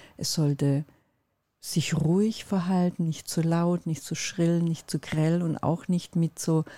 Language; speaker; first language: German; non-native, fluent; Turkish